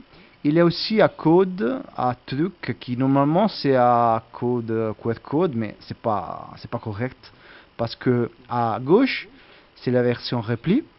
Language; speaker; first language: French; non-native, learner; Italian